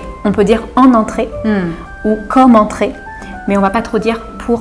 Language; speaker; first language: French; native; French